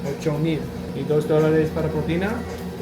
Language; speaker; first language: Spanish; non-native, learner; English